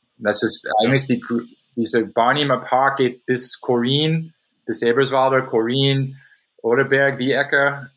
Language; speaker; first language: German; non-native, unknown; English